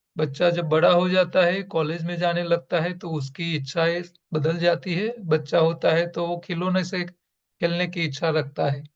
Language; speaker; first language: Hindi; non-native, local second language; Gujarati